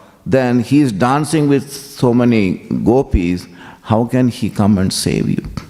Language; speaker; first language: English; non-native, local second language; Telugu